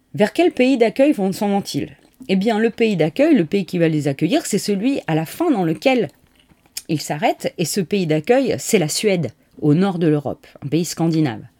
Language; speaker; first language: French; native; French